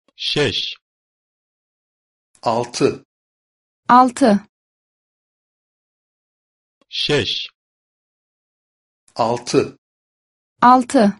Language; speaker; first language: Turkish; non-native, fluent; Persian